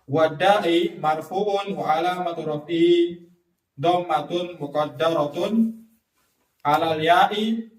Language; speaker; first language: Arabic; non-native, fluent; Indonesian